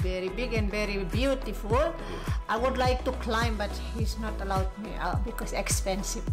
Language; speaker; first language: English; non-native, learner; Indonesian